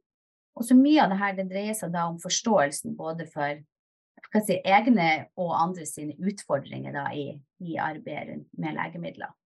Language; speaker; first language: Norwegian; native; Norwegian